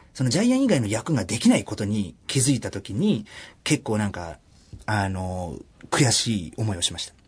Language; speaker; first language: Japanese; early bilingual, other home language; German